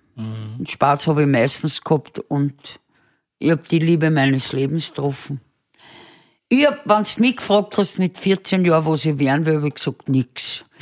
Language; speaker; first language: German; native; German